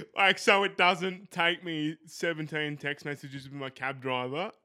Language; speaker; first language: English; native; English